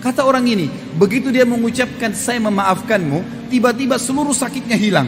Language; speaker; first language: Indonesian; native; Indonesian